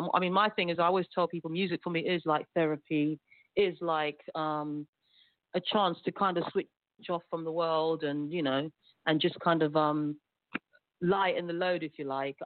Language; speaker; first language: English; early bilingual, other home language; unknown